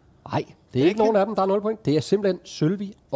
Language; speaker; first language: Danish; native; Danish